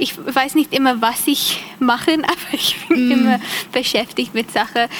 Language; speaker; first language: German; non-native, learner; English